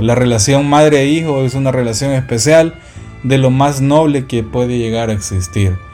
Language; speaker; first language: Spanish; native; Spanish